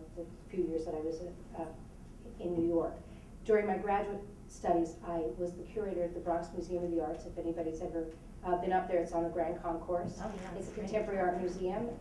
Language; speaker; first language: English; native; English